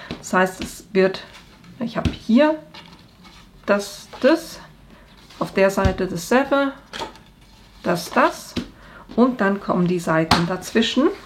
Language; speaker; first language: German; native; German